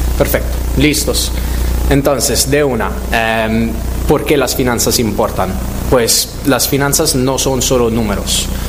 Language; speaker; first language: Spanish; non-native, fluent; Italian